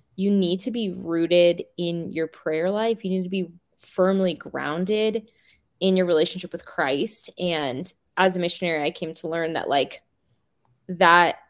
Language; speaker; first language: English; native; English